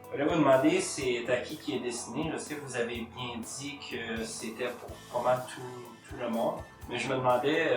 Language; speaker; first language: French; native; French